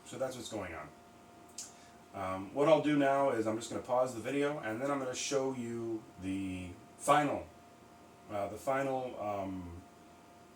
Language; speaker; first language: English; native; English